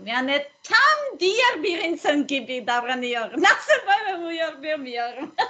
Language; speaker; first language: Turkish; non-native, learner; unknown